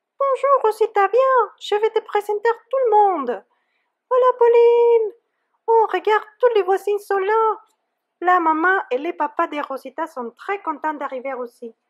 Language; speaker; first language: French; non-native, fluent; Spanish